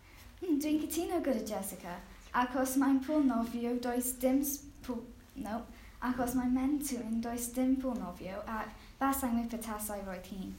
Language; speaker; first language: Welsh; non-native, learner; English